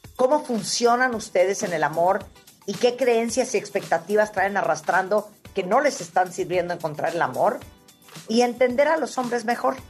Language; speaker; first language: Spanish; native; Spanish